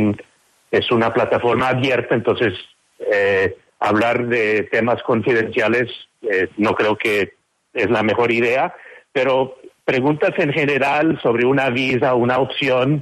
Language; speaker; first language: Spanish; non-native, fluent; English